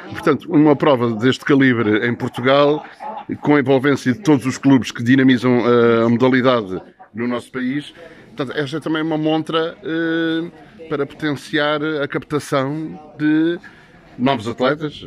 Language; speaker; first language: Portuguese; native; Portuguese